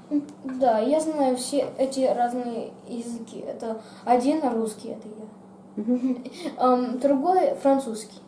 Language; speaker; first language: Russian; early bilingual, heritage; Russian